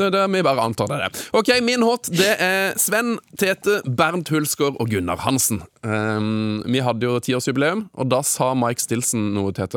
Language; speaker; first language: Norwegian; native; Norwegian